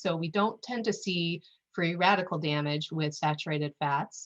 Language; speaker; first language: English; native; English